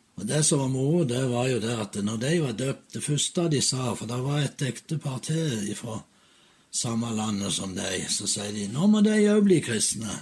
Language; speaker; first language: Norwegian; native; Norwegian